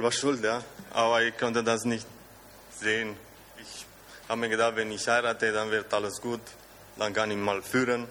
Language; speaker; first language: German; non-native, fluent; Romanian